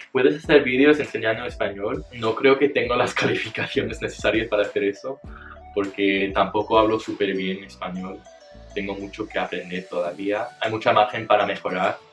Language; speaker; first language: Spanish; non-native, fluent; English